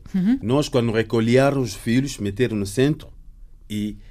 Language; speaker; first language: Portuguese; non-native, learner; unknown